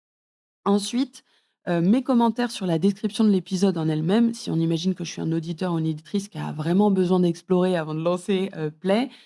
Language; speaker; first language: French; native; French